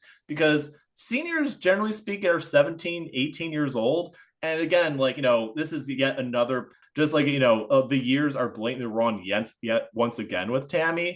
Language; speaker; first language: English; native; English